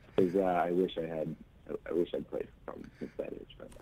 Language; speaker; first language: English; native; English